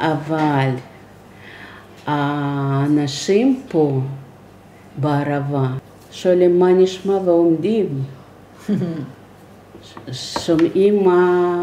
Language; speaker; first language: Hebrew; non-native, fluent; Russian